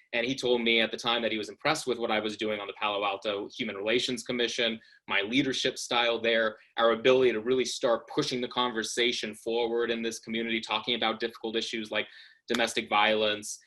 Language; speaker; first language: English; native; English